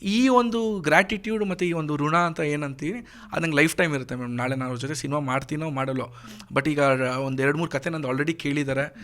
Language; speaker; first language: Kannada; native; Kannada